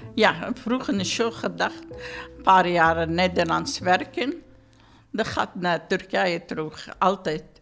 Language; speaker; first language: Dutch; non-native, learner; Turkish